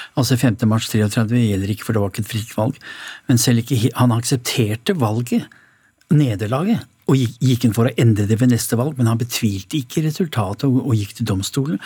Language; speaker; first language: Norwegian; native; Norwegian